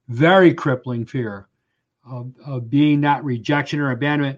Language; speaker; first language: English; native; English